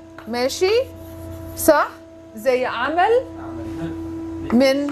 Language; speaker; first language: Arabic; non-native, fluent; English